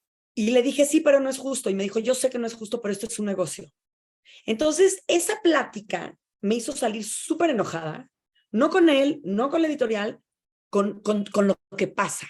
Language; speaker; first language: Spanish; native; Spanish